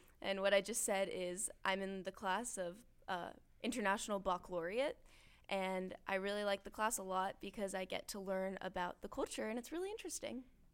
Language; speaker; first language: English; native; English